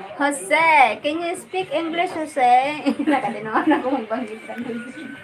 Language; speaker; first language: Filipino; non-native, local second language; Bikol